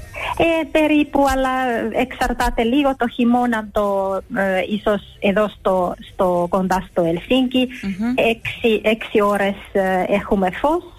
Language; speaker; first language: Greek; early bilingual, heritage; Finnish